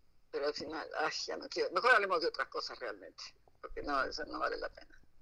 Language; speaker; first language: Spanish; native; Spanish